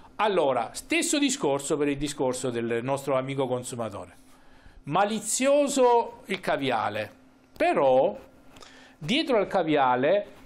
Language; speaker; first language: Italian; native; Italian